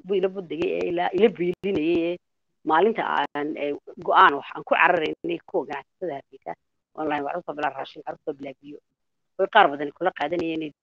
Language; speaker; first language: Somali; native; Somali